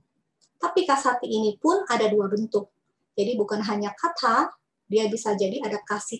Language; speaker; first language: Indonesian; native; Indonesian